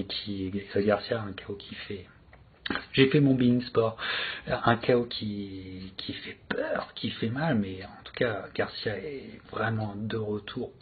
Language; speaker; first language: French; native; French